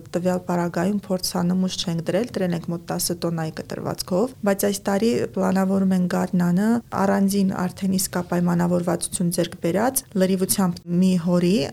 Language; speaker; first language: Armenian; native; Armenian